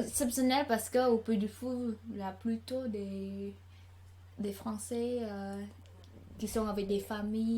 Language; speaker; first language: French; non-native, learner; Khmer